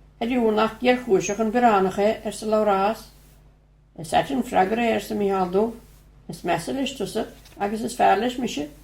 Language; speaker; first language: Irish; native; Irish